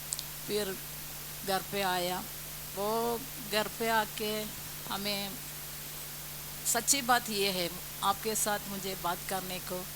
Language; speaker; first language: Hindi; non-native, local second language; Malayalam